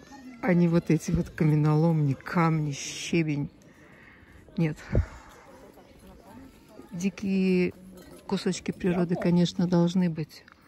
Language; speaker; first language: Russian; native; Russian